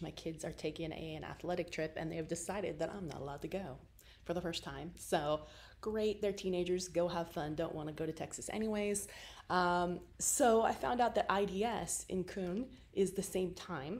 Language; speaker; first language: English; native; English